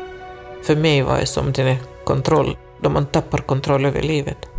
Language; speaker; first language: Swedish; non-native, fluent; Russian